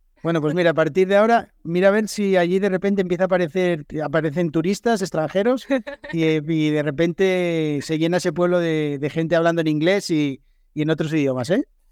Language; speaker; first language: Spanish; native; Spanish